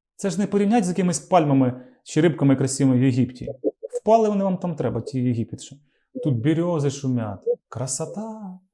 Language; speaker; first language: Ukrainian; native; Ukrainian